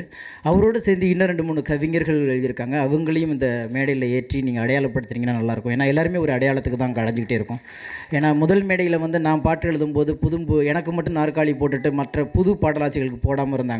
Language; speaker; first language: Tamil; native; Tamil